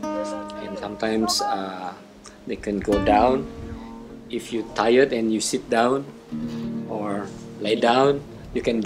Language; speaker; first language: English; non-native, fluent; Indonesian